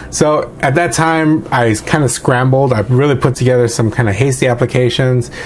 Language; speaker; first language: English; native; English